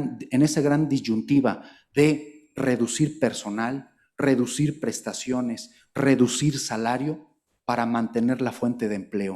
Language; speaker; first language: Spanish; native; Spanish